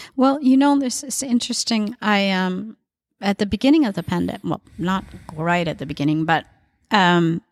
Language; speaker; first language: English; native; English